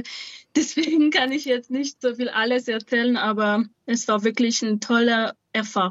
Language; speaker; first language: German; non-native, fluent; Malagasy